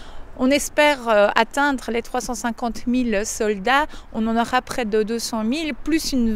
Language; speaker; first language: French; native; French